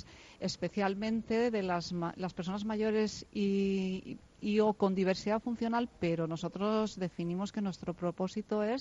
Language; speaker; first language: Spanish; native; Spanish